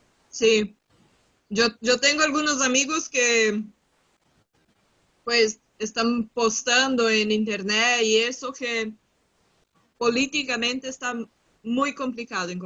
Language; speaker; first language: Spanish; non-native, fluent; Portuguese